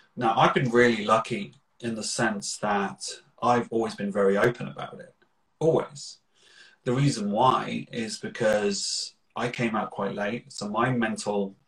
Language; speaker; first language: English; native; English